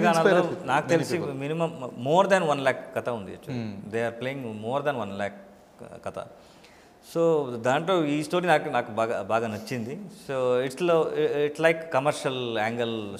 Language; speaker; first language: Telugu; non-native, learner; Kannada